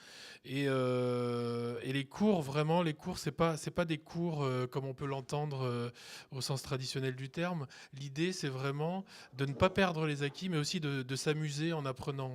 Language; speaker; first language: French; native; French